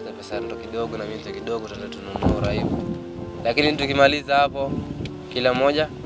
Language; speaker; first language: Swahili; native; Swahili